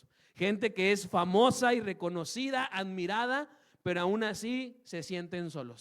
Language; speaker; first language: Spanish; native; Spanish